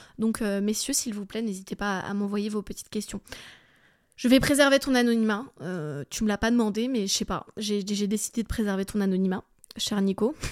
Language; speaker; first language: French; early bilingual, other home language; English